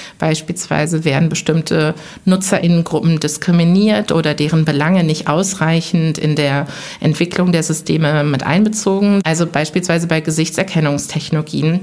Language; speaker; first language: German; early bilingual, other home language; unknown